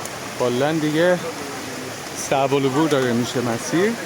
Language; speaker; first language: Persian; native; Persian